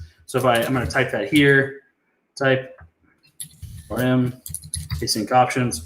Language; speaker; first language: English; native; English